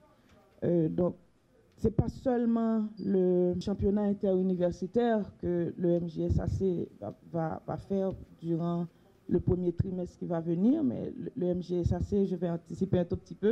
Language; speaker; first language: French; non-native, local second language; Haitian Creole